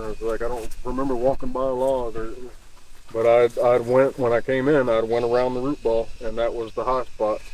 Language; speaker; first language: English; native; English